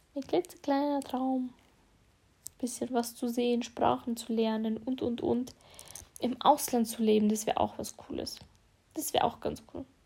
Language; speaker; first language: German; early bilingual, other home language; Russian